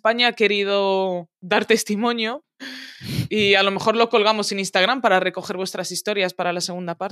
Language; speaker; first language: Spanish; early bilingual, other home language; Arabic